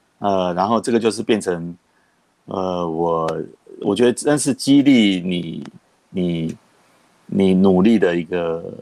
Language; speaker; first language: Chinese; native; Chinese